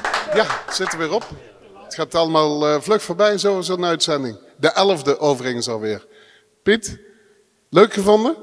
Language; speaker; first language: Dutch; native; Dutch